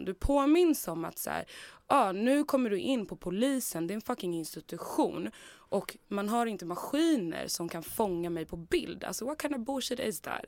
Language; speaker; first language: Swedish; native; Swedish